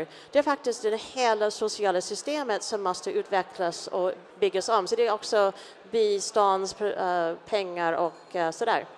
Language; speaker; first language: Swedish; non-native, fluent; English